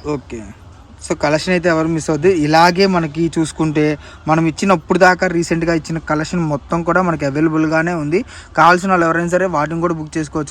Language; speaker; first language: Telugu; native; Telugu